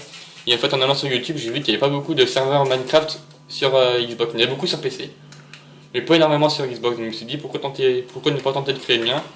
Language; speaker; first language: French; native; French